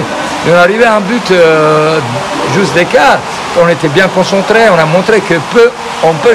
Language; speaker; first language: French; non-native, fluent; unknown